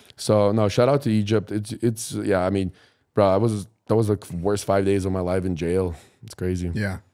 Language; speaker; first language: English; non-native, fluent; Ukrainian